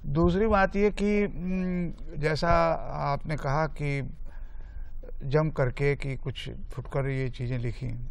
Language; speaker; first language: Hindi; native; Hindi